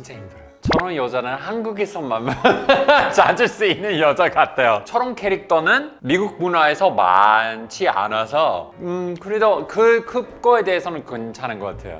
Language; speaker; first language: Korean; non-native, fluent; English